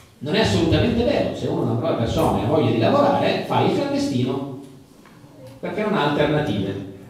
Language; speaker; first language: Italian; native; Italian